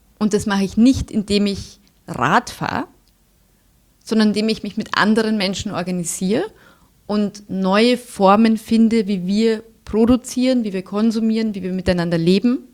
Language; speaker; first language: German; native; German